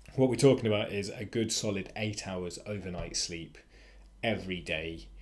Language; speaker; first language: English; native; English